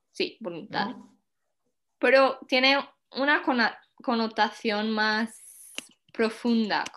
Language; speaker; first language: Spanish; early bilingual, heritage; Spanish